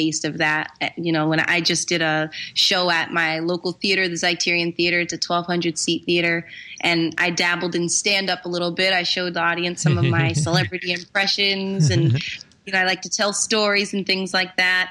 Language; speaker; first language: English; native; English